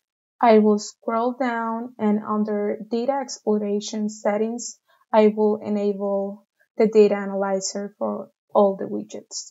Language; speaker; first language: English; non-native, fluent; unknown